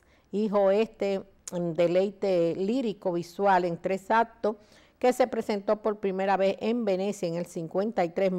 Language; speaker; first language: Spanish; native; Spanish